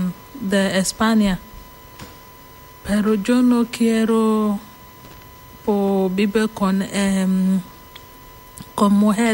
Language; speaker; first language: Spanish; non-native, learner; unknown